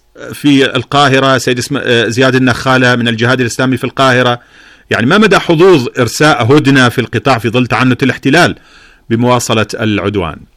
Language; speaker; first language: Arabic; native; Arabic